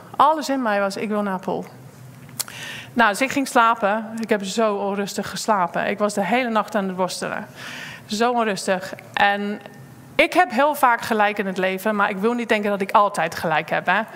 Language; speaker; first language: Dutch; non-native, fluent; English